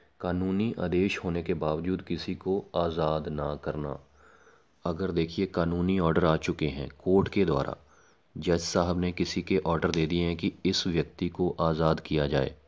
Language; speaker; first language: Hindi; non-native, local second language; Punjabi